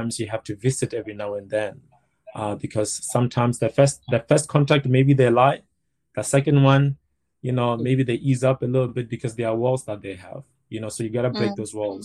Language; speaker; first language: English; non-native, local second language; Northern Sotho